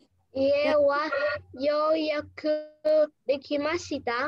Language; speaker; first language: Japanese; non-native, learner; Vietnamese